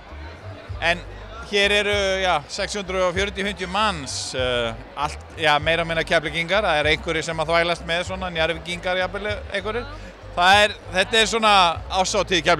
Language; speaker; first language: Icelandic; native; Icelandic